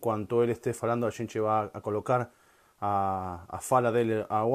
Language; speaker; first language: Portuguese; non-native, learner; Spanish